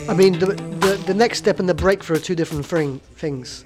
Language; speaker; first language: English; native; English